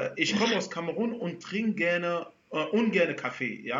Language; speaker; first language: German; non-native, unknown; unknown